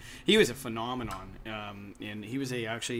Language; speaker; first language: English; native; English